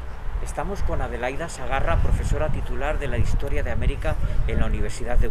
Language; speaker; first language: Spanish; native; Spanish